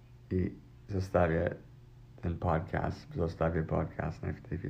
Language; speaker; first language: Polish; early bilingual, heritage; Polish